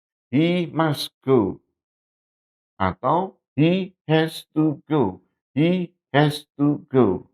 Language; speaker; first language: English; non-native, fluent; Indonesian